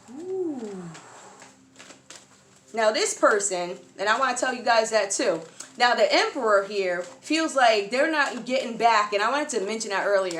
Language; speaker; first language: English; native; English